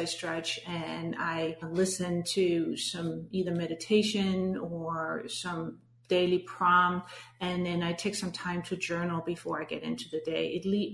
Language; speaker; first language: English; non-native, fluent; Danish